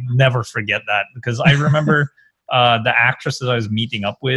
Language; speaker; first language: English; non-native, local second language; Filipino